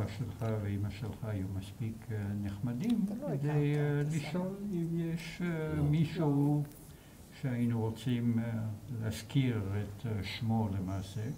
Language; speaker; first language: Hebrew; non-native, fluent; Hungarian